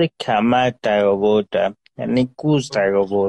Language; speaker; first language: Persian; non-native, local second language; Azerbaijani